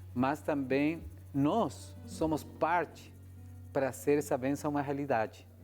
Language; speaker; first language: Portuguese; non-native, fluent; Spanish